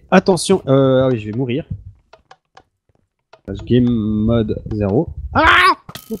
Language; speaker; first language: French; native; French